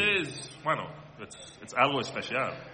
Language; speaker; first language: Spanish; non-native, learner; English